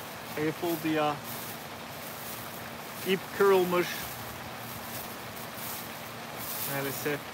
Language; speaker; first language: Turkish; non-native, learner; English